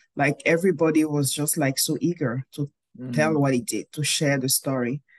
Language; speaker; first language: English; non-native, local second language; French